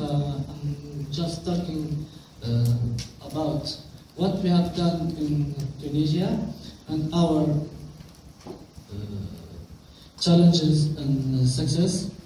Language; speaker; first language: English; non-native, local second language; Arabic